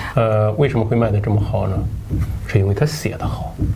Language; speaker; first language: Chinese; native; Chinese